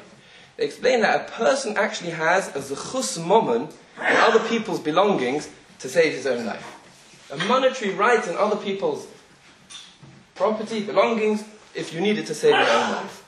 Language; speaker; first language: English; native; English